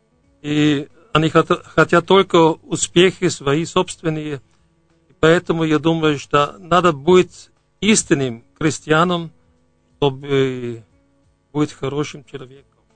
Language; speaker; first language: Russian; non-native, fluent; German